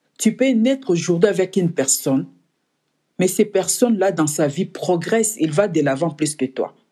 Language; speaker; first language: French; non-native, local second language; Lingala